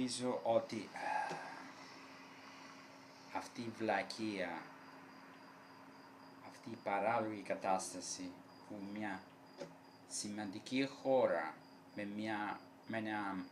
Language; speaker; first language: Greek; non-native, fluent; Italian